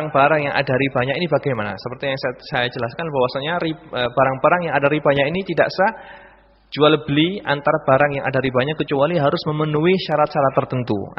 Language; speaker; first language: Indonesian; native; Indonesian